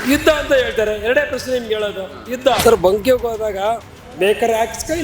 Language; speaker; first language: Kannada; native; Kannada